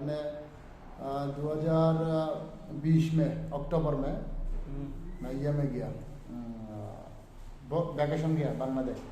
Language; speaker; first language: Hindi; non-native, learner; Bangla